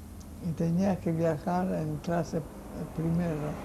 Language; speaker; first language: Spanish; non-native, fluent; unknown